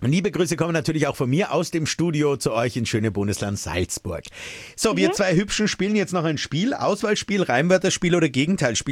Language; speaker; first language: German; native; German